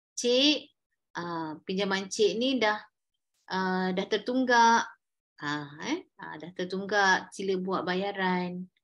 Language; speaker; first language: Malay; native; Malay